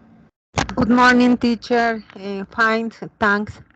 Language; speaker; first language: English; non-native, learner; Spanish